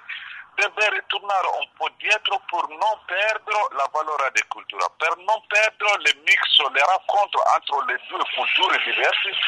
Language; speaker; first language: Italian; non-native, learner; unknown